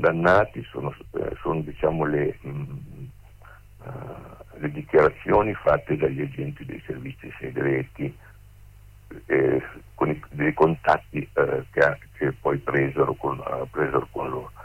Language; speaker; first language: Italian; native; Italian